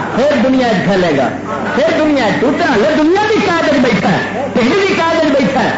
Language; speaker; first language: Urdu; native; Urdu